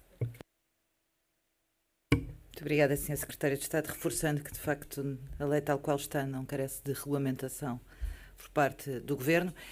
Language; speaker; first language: Portuguese; native; Portuguese